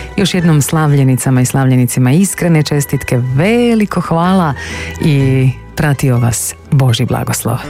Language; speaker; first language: Croatian; native; Croatian